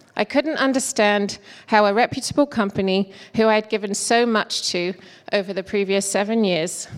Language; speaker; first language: English; native; English